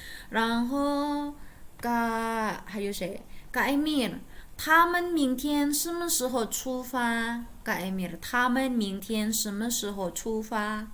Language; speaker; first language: Chinese; non-native, fluent; Indonesian